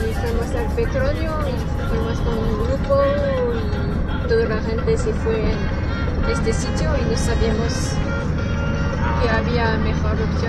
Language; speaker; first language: Spanish; non-native, learner; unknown